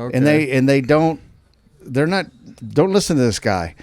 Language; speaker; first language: English; native; English